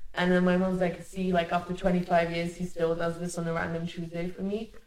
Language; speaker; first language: English; early bilingual, other home language; Hungarian